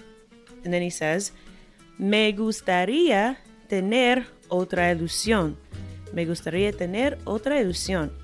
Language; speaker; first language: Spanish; non-native, fluent; English